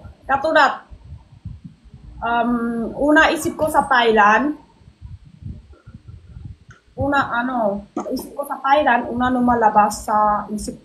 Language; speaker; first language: Filipino; non-native, learner; Chinese